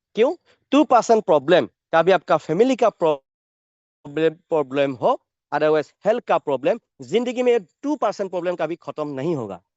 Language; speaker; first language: Hindi; non-native, local second language; Assamese